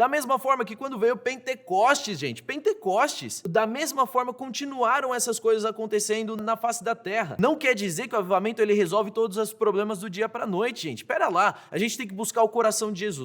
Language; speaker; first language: Portuguese; native; Portuguese